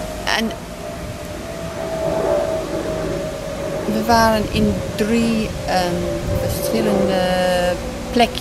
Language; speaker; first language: Dutch; non-native, learner; English